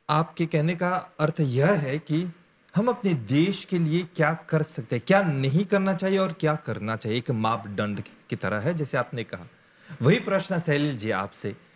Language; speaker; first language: Hindi; non-native, local second language; Morisyen